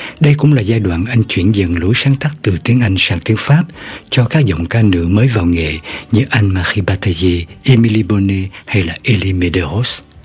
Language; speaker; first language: Vietnamese; native; Vietnamese